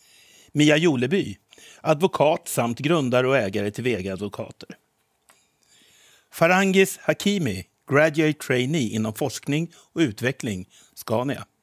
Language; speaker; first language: Swedish; native; Swedish